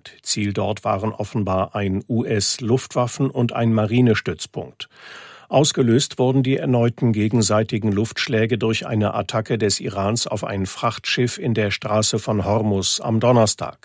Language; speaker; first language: German; native; German